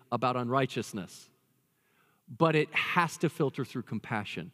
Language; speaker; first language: English; native; English